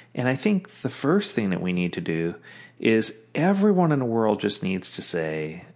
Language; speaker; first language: English; native; English